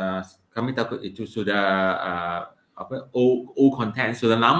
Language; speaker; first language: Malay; non-native, local second language; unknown